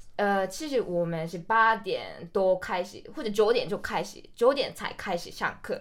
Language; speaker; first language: Chinese; non-native, learner; Japanese